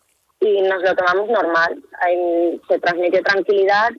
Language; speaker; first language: Spanish; native; Spanish